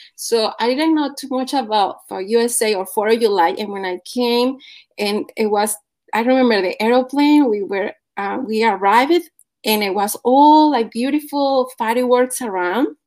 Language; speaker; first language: English; non-native, fluent; Spanish